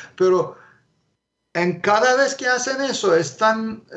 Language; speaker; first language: Spanish; non-native, fluent; Turkish